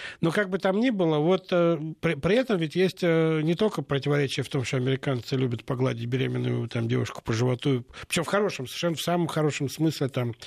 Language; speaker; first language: Russian; native; Russian